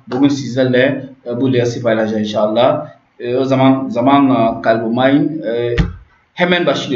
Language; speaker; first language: Turkish; non-native, learner; French